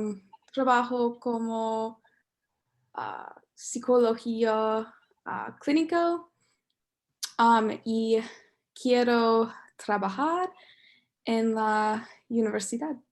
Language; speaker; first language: Spanish; non-native, learner; English